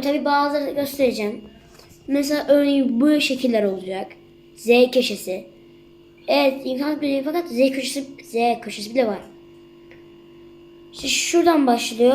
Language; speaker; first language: Turkish; native; Turkish